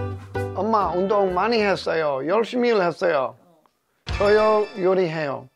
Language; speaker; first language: Korean; non-native, learner; English